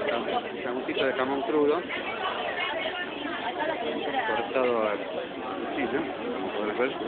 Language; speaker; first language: Spanish; native; Spanish